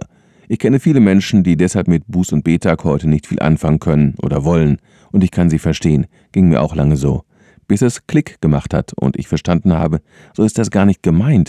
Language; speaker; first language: German; native; German